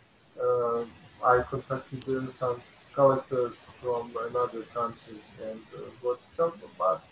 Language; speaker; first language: English; non-native, learner; Bosnian